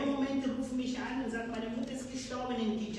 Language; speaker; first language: German; non-native, fluent; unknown